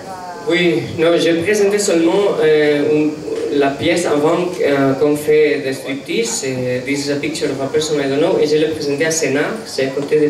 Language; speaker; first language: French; non-native, learner; Catalan